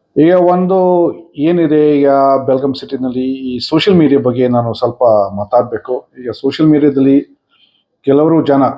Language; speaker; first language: Kannada; non-native, fluent; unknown